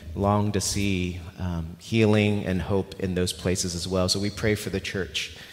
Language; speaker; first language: English; non-native, local second language; Cantonese